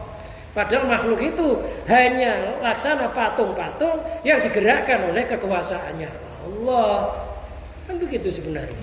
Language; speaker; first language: Indonesian; native; Indonesian